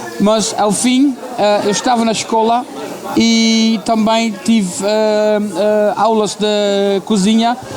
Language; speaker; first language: Portuguese; non-native, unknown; Dutch